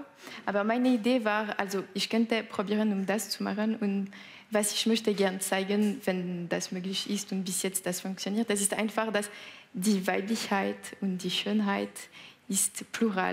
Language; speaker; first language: German; non-native, local second language; French